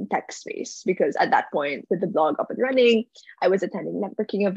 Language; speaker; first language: English; non-native, local second language; Filipino